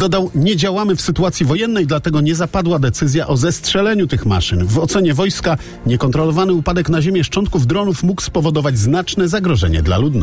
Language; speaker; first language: Polish; native; Polish